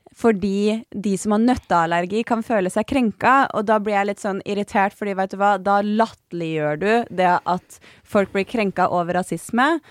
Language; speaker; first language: Norwegian; native; Norwegian